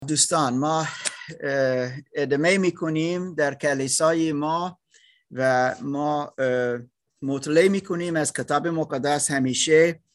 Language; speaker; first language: Persian; non-native, learner; English